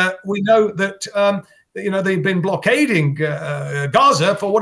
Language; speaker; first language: English; native; English